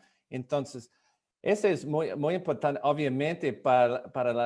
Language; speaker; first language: Spanish; non-native, fluent; English